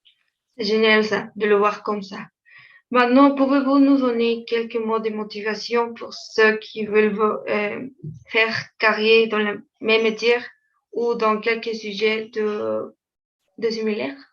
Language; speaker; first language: French; non-native, fluent; Spanish